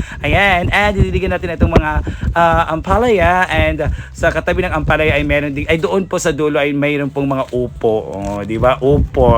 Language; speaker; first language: Filipino; non-native, local second language; Cebuano